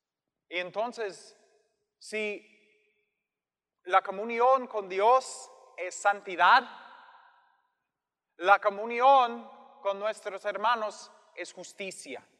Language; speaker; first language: Spanish; non-native, fluent; English